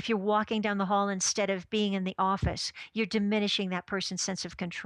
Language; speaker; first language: English; native; English